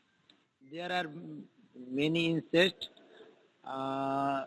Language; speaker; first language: English; non-native, local second language; Bangla